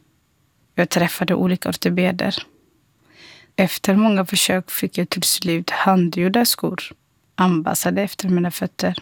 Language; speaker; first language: Swedish; non-native, fluent; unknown